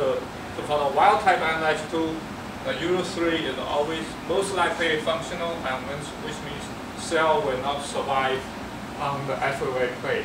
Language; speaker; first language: English; non-native, fluent; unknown